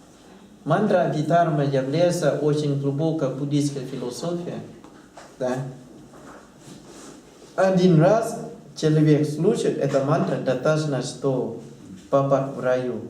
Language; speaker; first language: Russian; non-native, learner; Thai